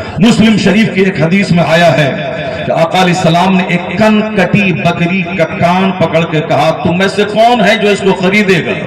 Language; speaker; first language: Urdu; native; Urdu